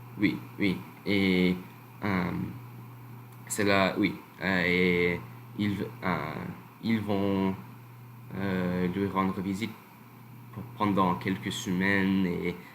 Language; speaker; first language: French; non-native, learner; English